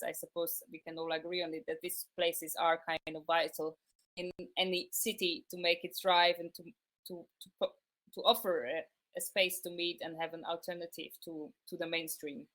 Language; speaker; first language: English; non-native, fluent; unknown